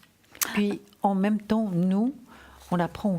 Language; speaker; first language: French; native; French